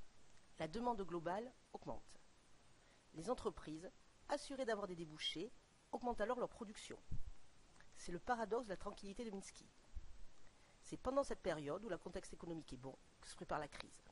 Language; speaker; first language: French; native; French